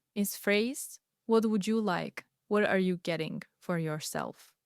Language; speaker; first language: English; non-native, fluent; Czech